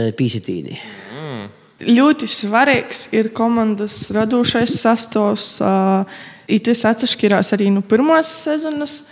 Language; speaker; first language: Latvian; native; Latvian